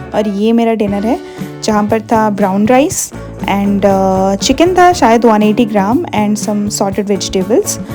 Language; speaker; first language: Hindi; non-native, local second language; Odia